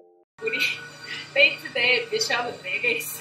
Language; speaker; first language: Korean; non-native, learner; English